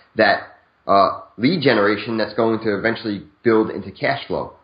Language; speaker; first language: English; native; English